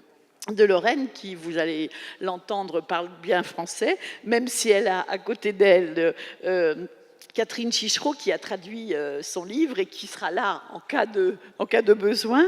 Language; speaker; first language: French; native; French